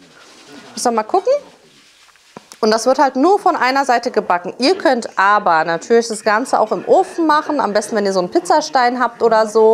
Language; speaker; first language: German; early bilingual, other home language; Polish